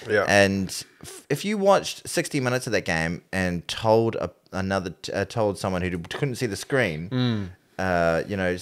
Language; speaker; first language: English; native; English